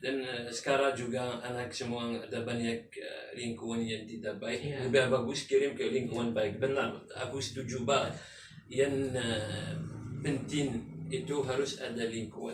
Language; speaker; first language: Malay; non-native, fluent; Arabic